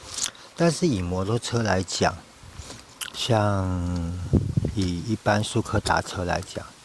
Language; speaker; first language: Chinese; native; Chinese